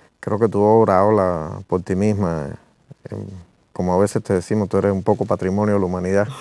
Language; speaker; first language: Spanish; native; Spanish